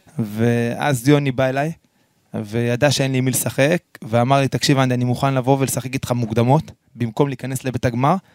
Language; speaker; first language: Hebrew; early bilingual, other home language; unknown